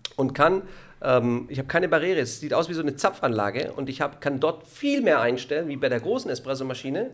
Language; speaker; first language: German; non-native, fluent; Italian